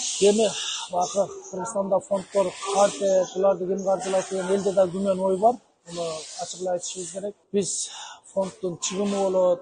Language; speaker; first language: Kyrgyz; native; Kyrgyz